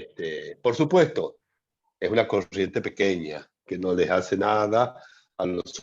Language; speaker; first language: Spanish; native; Spanish